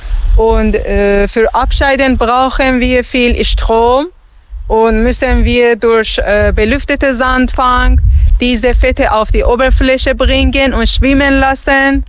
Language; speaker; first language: German; non-native, learner; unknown